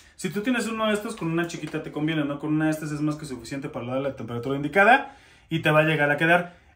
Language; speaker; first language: Spanish; native; Spanish